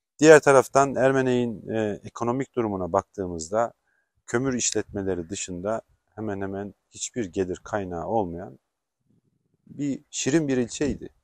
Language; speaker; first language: Turkish; native; Turkish